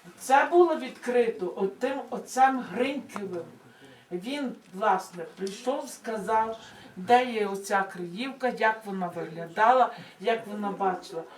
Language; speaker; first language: Ukrainian; native; Ukrainian